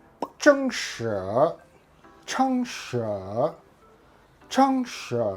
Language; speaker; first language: Chinese; non-native, learner; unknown